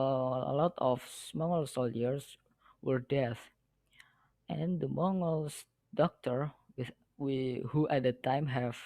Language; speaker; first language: English; non-native, learner; Indonesian